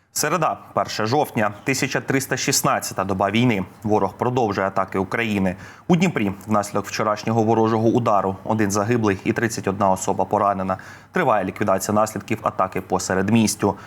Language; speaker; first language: Ukrainian; native; Ukrainian